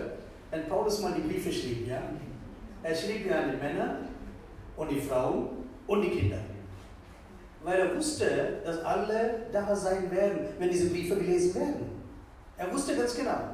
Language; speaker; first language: German; non-native, fluent; Tamil